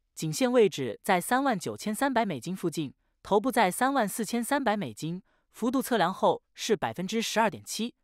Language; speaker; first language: Chinese; native; Chinese